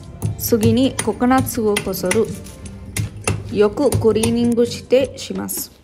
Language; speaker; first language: Japanese; non-native, learner; Sinhala